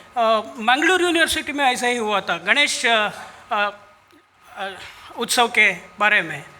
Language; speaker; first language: Hindi; non-native, local second language; Kannada